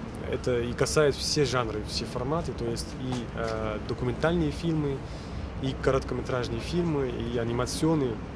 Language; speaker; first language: Russian; non-native, fluent; French